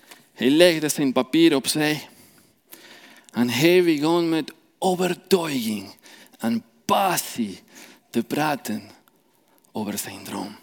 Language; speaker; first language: Dutch; non-native, fluent; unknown